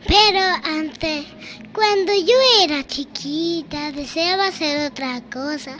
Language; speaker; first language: Spanish; early bilingual, other home language; Haitian Creole